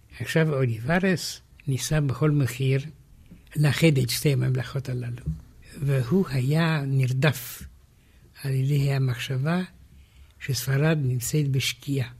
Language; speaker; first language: Hebrew; non-native, fluent; Romanian